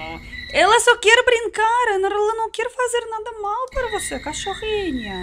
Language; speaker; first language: Portuguese; non-native, learner; Russian